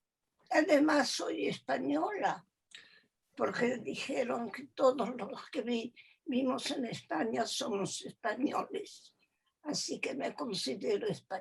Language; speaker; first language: Spanish; early bilingual, other home language; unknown